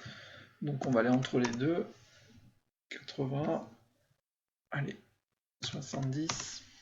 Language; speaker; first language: French; native; French